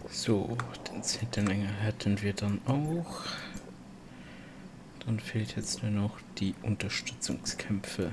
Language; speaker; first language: German; non-native, local second language; Luxembourgish